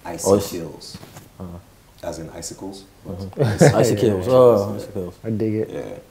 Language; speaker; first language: English; non-native, local second language; Igbo